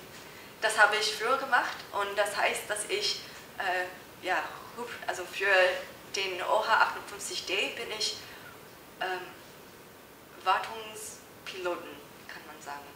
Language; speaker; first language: German; non-native, fluent; English